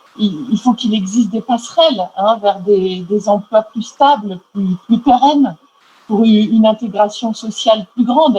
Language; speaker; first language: French; native; French